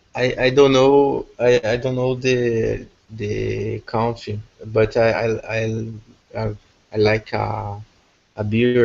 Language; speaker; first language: English; non-native, learner; Portuguese